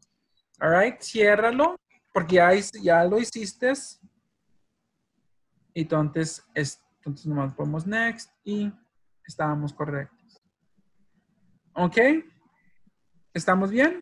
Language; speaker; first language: Spanish; early bilingual, heritage; Spanish